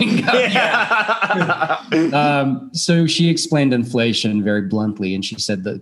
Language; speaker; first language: English; non-native, fluent; Bulgarian